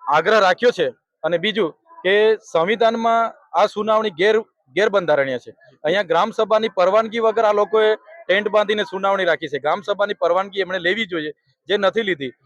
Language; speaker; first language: Gujarati; non-native, local second language; Bhili